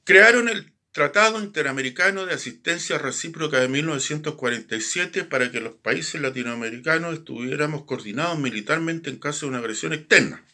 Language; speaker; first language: Spanish; native; Spanish